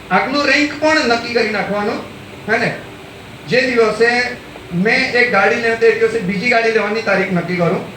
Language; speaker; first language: Gujarati; non-native, local second language; Gamit